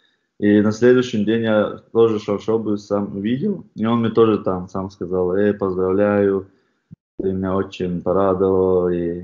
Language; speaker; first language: Russian; non-native, fluent; Chechen